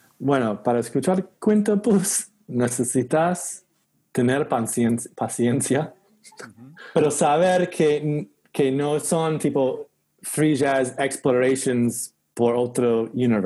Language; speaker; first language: Spanish; non-native, learner; English